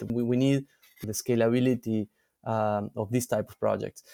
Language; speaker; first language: English; non-native, fluent; Spanish